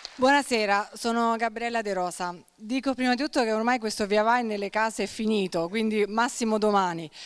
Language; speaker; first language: Italian; native; Italian